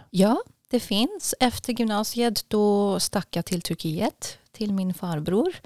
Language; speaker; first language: Swedish; non-native, fluent; German